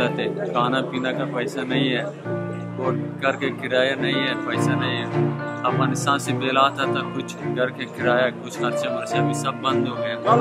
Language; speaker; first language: Hindi; non-native, learner; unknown